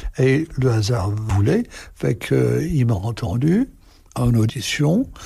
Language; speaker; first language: French; non-native, fluent; English